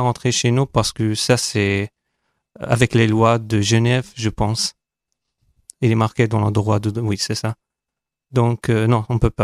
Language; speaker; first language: French; non-native, fluent; Arabic